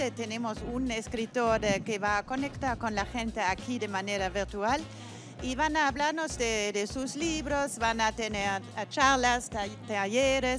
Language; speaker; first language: Spanish; non-native, fluent; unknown